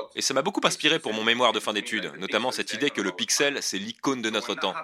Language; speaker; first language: French; non-native, fluent; Spanish